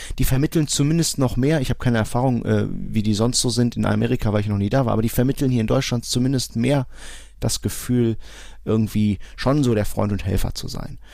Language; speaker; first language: German; early bilingual, other home language; Portuguese